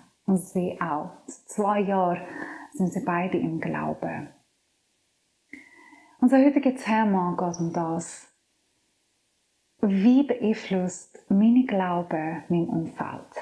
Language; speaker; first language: German; non-native, fluent; Persian